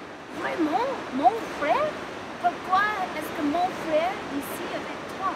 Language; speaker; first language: French; non-native, learner; English